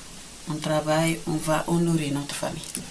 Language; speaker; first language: French; non-native, local second language; Wolof